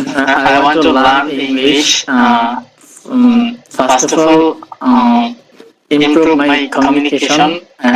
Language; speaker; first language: English; non-native, learner; Bangla